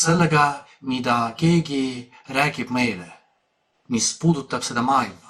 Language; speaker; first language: Estonian; non-native, fluent; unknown